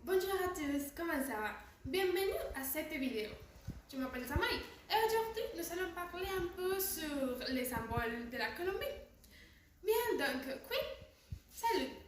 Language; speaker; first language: French; non-native, learner; Spanish